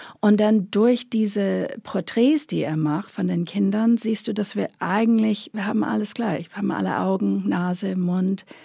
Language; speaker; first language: German; non-native, fluent; English